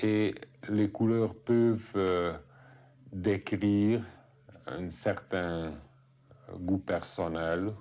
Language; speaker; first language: French; non-native, fluent; Hungarian